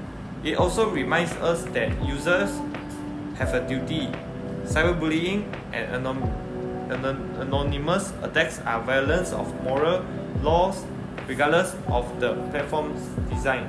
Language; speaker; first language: English; non-native, local second language; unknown